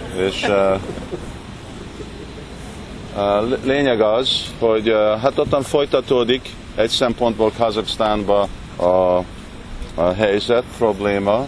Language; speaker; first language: Hungarian; early bilingual, heritage; Hungarian